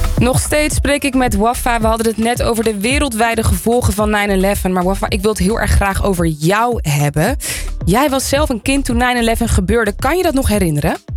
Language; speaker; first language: Dutch; native; Dutch